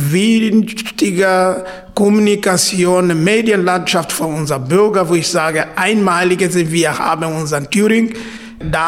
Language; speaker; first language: German; non-native, fluent; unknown